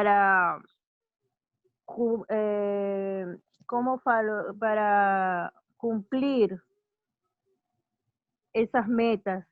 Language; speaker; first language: Portuguese; non-native, learner; Spanish